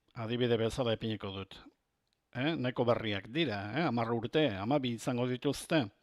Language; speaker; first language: Basque; non-native, local second language; Spanish